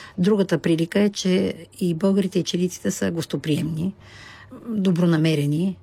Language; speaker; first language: Bulgarian; native; Bulgarian